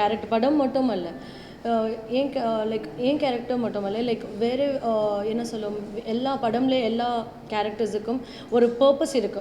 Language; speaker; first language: Tamil; non-native, learner; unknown